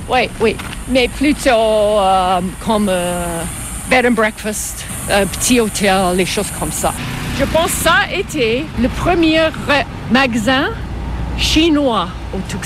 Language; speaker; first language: French; non-native, fluent; English